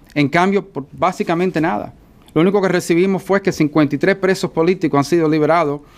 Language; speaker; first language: Spanish; early bilingual, heritage; Spanish